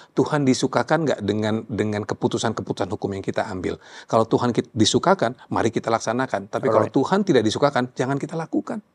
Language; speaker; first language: Indonesian; native; Indonesian